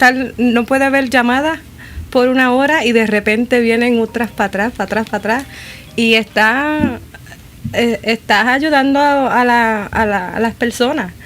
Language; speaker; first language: Spanish; early bilingual, other home language; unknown